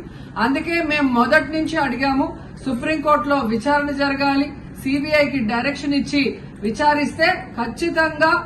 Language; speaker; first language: Telugu; native; Telugu